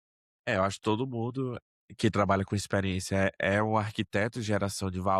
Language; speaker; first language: Portuguese; native; Portuguese